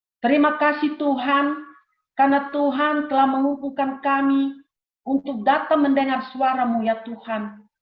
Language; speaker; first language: Indonesian; early bilingual, heritage; Indonesian